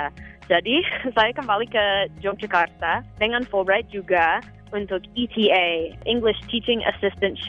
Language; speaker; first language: Indonesian; non-native, fluent; English